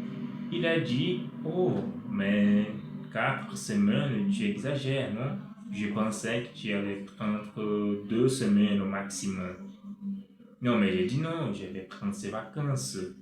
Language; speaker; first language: French; non-native, fluent; Portuguese